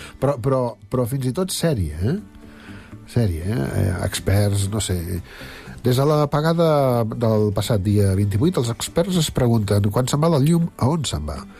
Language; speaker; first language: Catalan; native; Catalan